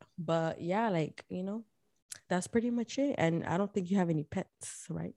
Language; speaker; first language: English; early bilingual, other home language; Spanish